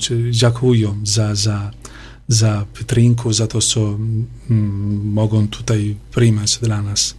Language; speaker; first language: Polish; non-native, learner; Italian